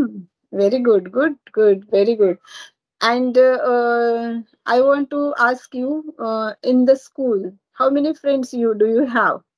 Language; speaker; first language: English; non-native, learner; Marathi